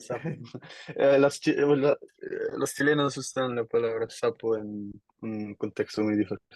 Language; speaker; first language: Spanish; non-native, learner; Dutch